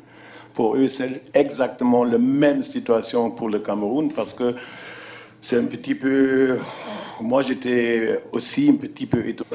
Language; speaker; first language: French; non-native, fluent; German